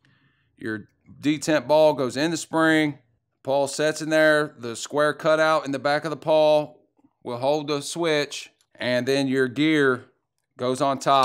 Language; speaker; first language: English; native; English